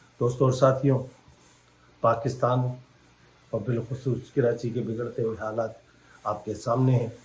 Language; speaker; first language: Urdu; native; Urdu